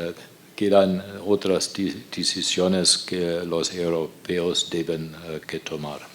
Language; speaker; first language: Spanish; non-native, fluent; German